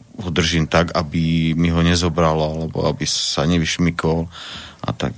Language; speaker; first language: Slovak; native; Slovak